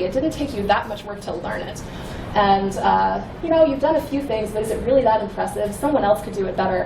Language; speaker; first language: English; native; English